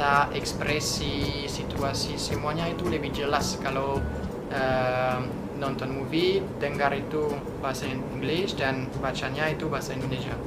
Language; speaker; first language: Indonesian; non-native, fluent; French